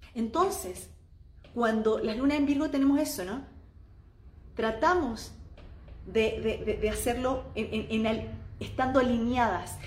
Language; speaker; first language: Spanish; native; Spanish